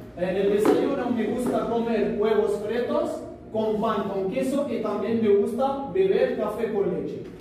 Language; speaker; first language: Spanish; non-native, fluent; Arabic